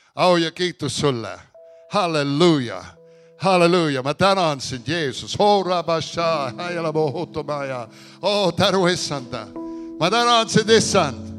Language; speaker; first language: Estonian; early bilingual, heritage; Estonian